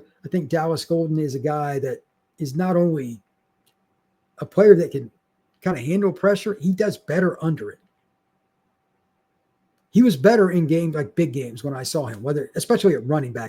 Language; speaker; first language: English; native; English